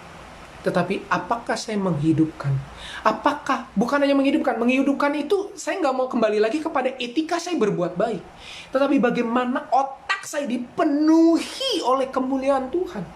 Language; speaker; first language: Indonesian; native; Indonesian